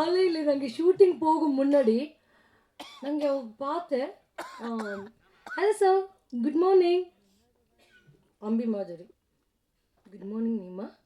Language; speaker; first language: Tamil; non-native, learner; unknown